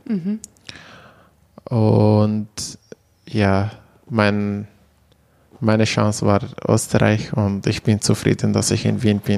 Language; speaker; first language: German; non-native, learner; Arabic